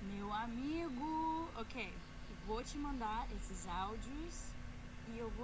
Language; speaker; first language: Portuguese; early bilingual, heritage; Portuguese